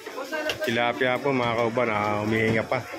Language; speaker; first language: Filipino; non-native, local second language; Cebuano